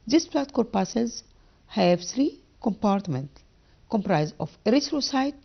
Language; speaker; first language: English; non-native, local second language; Arabic